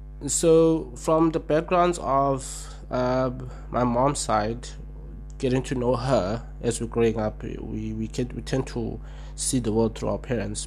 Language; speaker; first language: English; non-native, local second language; Xhosa